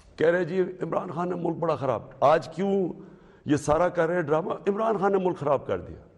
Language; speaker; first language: Urdu; native; Urdu